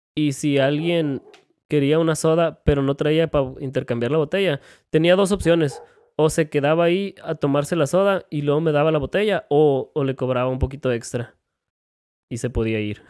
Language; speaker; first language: Spanish; native; Spanish